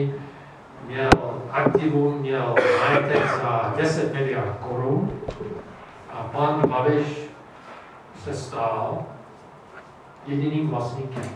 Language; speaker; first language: Czech; non-native, fluent; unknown